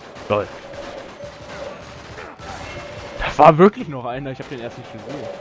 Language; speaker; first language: German; native; German